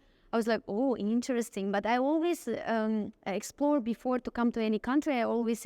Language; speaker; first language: English; non-native, fluent; Russian